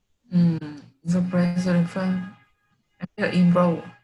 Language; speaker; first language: English; non-native, learner; Vietnamese